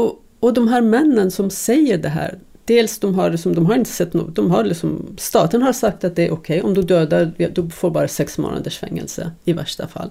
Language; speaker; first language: Swedish; non-native, fluent; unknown